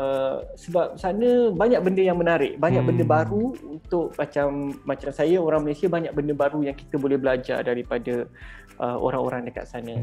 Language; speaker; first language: Malay; native; Malay